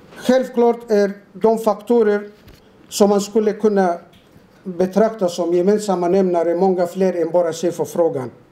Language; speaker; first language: Swedish; non-native, fluent; Turoyo